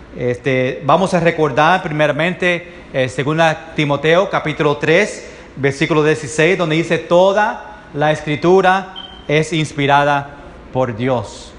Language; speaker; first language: Spanish; early bilingual, heritage; Spanish